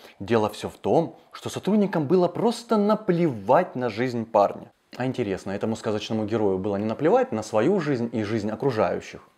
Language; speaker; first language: Russian; native; Russian